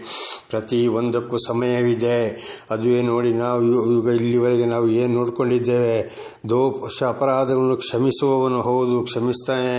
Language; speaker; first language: Kannada; native; Kannada